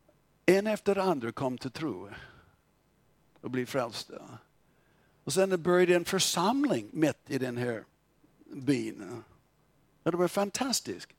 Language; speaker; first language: Swedish; non-native, fluent; English